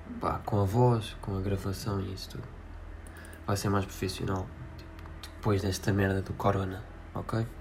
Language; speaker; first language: Portuguese; native; Portuguese